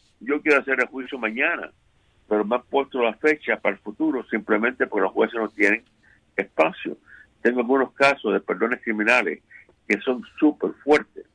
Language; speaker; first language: Spanish; native; Spanish